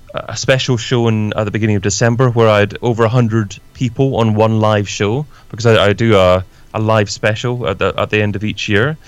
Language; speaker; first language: English; native; English